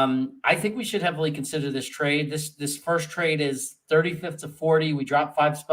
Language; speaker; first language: English; native; English